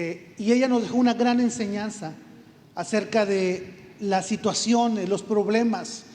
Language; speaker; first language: Spanish; native; Spanish